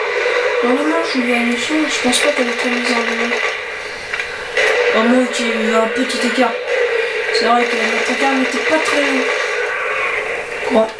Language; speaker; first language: French; native; French